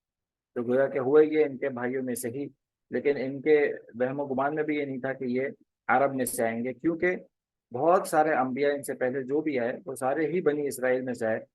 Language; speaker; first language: Urdu; native; Urdu